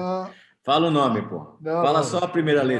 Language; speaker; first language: Portuguese; native; Portuguese